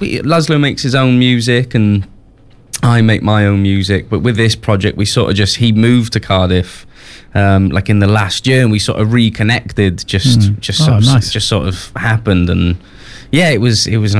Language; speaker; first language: English; native; English